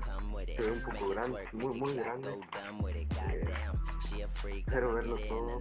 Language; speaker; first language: Spanish; native; Spanish